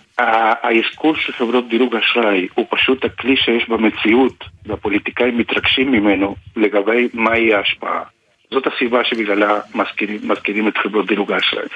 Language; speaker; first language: Hebrew; non-native, fluent; Spanish